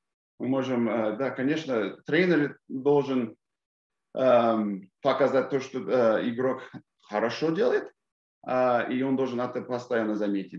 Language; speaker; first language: Russian; non-native, fluent; English